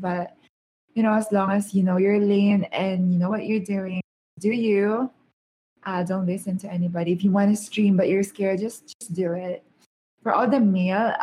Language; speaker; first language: English; non-native, local second language; Filipino